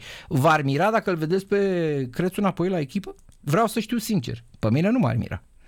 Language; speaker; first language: Romanian; native; Romanian